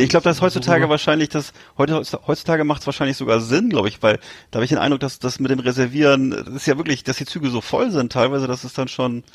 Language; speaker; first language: German; native; German